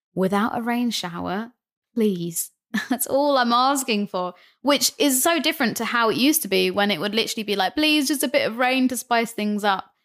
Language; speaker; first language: English; native; English